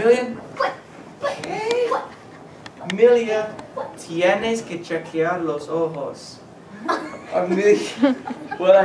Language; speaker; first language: Spanish; non-native, fluent; English